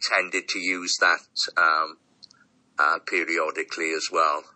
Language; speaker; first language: English; native; English